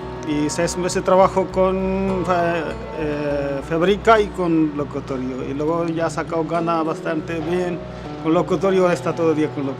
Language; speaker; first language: Spanish; non-native, learner; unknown